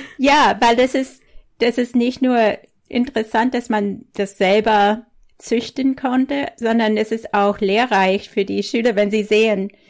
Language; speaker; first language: German; non-native, fluent; English